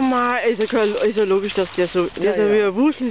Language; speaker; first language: German; native; German